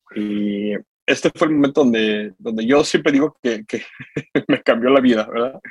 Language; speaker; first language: Spanish; early bilingual, heritage; Spanish